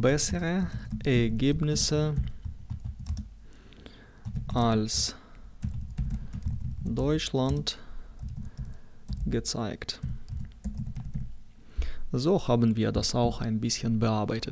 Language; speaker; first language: German; non-native, fluent; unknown